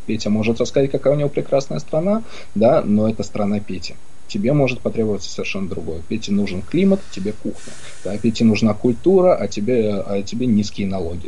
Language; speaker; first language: Russian; native; Russian